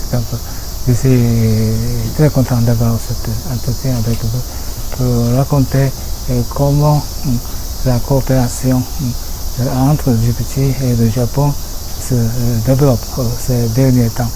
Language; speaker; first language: French; non-native, fluent; Japanese